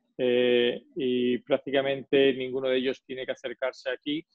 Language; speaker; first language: Spanish; native; Spanish